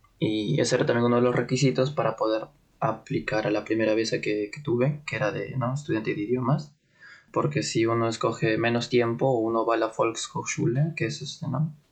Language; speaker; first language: Spanish; native; Spanish